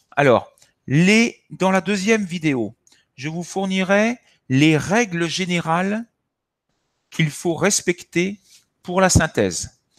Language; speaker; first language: French; native; French